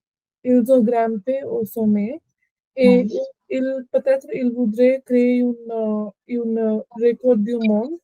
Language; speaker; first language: French; non-native, learner; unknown